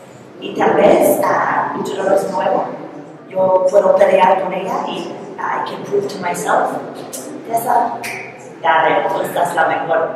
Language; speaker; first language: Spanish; non-native, learner; English